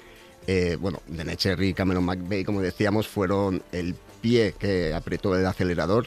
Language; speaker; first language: Spanish; native; Spanish